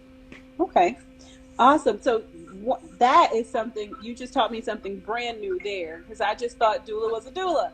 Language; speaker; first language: English; native; English